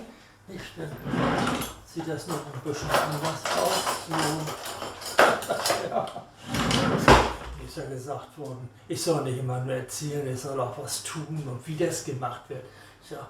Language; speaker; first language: German; native; German